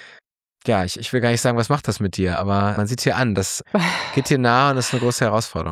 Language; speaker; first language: German; native; German